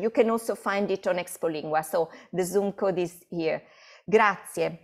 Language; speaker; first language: English; non-native, fluent; Italian